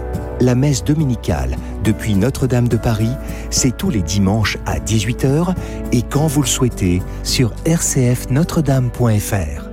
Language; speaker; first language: French; native; French